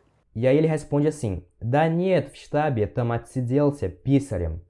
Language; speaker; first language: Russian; non-native, fluent; Portuguese